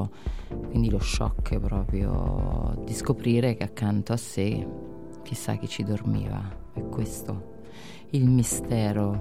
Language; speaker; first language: Italian; native; Italian